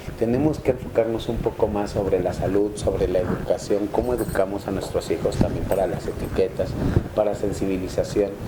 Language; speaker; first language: Spanish; native; Spanish